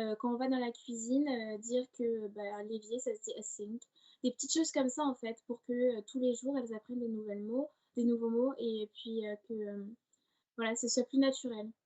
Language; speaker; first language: French; native; French